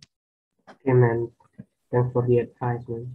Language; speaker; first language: English; non-native, learner; Indonesian